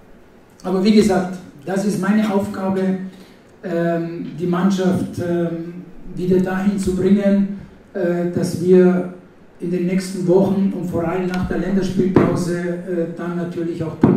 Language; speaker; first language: German; non-native, fluent; Italian